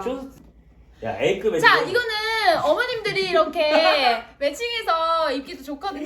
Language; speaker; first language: Korean; native; Korean